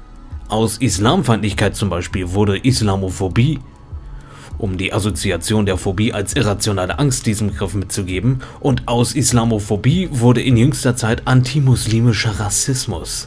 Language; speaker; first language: German; native; German